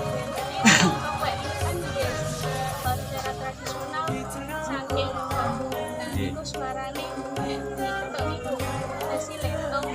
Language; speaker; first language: Indonesian; non-native, local second language; Javanese